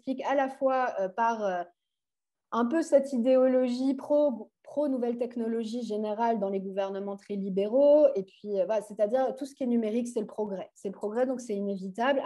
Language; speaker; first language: French; native; French